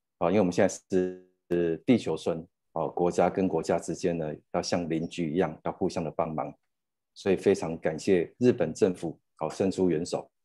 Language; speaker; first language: Chinese; native; Chinese